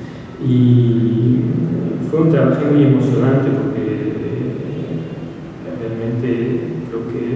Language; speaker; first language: Spanish; non-native, fluent; French